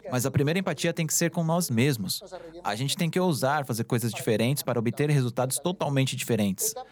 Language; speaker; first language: Portuguese; non-native, fluent; Spanish